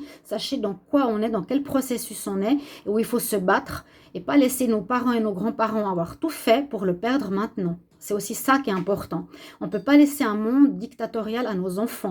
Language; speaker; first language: French; native; French